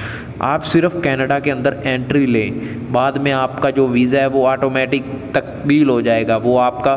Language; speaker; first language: Hindi; non-native, local second language; Punjabi